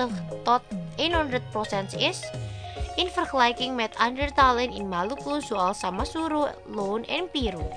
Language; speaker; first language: Dutch; non-native, learner; Indonesian